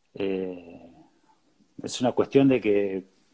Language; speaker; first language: Spanish; native; Spanish